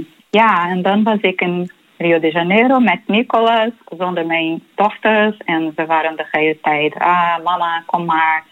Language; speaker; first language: Dutch; non-native, fluent; Portuguese